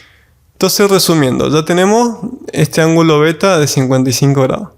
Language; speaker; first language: Spanish; native; Spanish